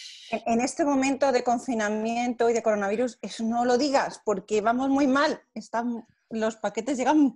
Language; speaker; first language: Spanish; native; Spanish